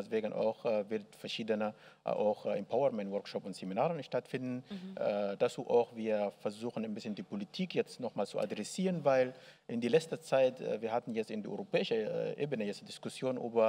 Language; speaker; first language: German; non-native, learner; Arabic